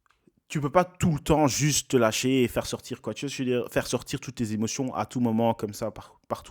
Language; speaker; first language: French; native; French